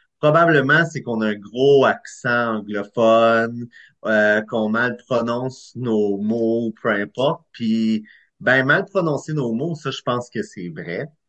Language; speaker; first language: French; native; French